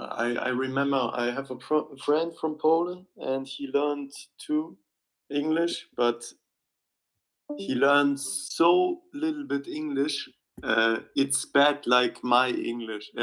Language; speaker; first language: English; non-native, learner; German